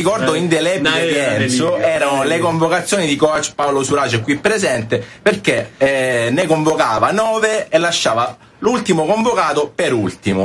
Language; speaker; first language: Italian; native; Italian